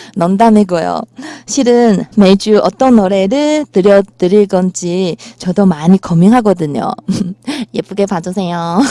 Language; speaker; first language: Korean; non-native, fluent; Chinese